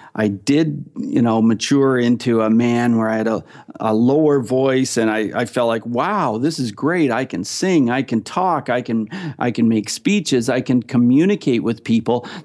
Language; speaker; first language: English; native; English